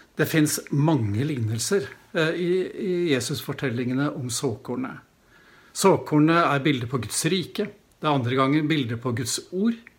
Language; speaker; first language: Norwegian; native; Norwegian